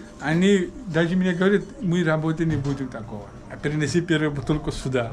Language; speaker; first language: Russian; non-native, learner; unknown